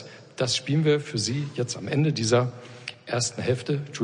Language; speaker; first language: German; native; German